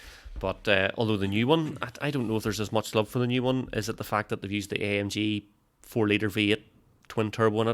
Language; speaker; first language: English; native; English